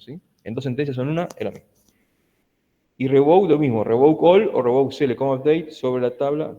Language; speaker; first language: Spanish; native; Spanish